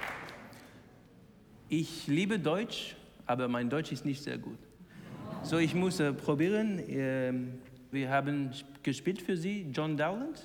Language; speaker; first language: German; non-native, learner; English